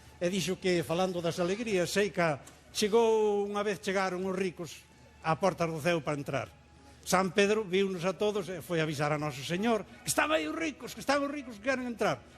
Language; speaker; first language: Galician; native; Galician